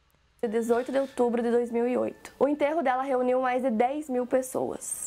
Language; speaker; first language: Portuguese; native; Portuguese